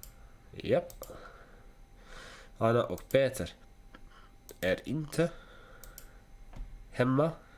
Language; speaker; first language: Swedish; non-native, learner; English